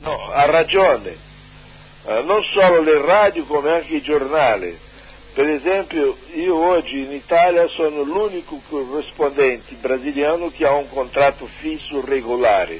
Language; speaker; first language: Italian; non-native, fluent; Portuguese